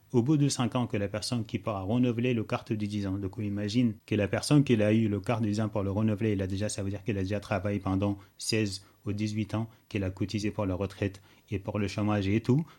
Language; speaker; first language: French; non-native, fluent; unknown